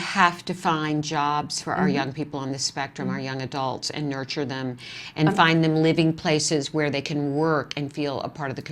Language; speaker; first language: English; native; English